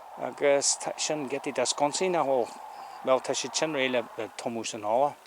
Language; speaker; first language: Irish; native; Irish